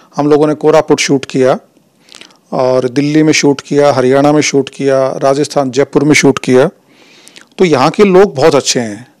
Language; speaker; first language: Hindi; native; Hindi